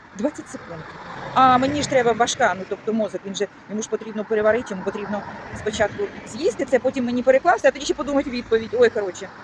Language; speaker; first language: Ukrainian; native; Ukrainian